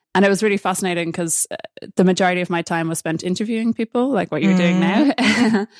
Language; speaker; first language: English; native; English